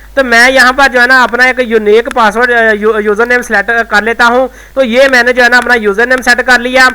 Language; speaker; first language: Urdu; non-native, local second language; Punjabi